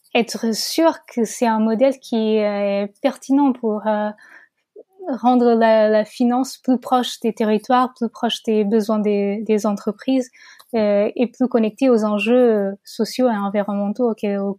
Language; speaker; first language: French; non-native, fluent; Portuguese